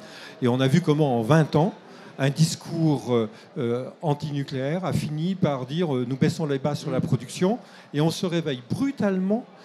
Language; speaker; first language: French; native; French